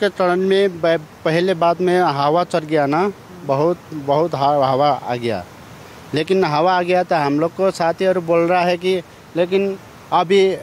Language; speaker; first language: Hindi; non-native, learner; Nepali